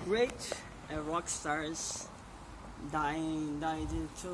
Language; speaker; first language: English; non-native, learner; Portuguese